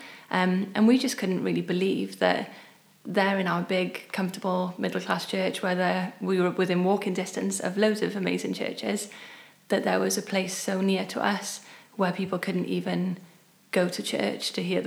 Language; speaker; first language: English; native; English